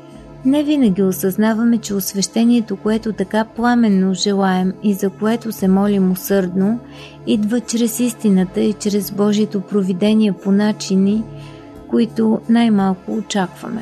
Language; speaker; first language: Bulgarian; native; Bulgarian